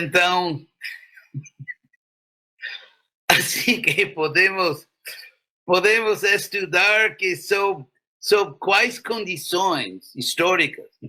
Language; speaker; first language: Portuguese; non-native, fluent; English